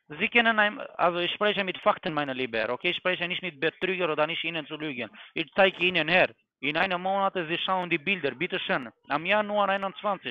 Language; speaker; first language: German; non-native, learner; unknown